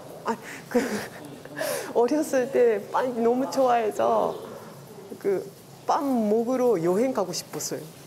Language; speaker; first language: Korean; non-native, fluent; Japanese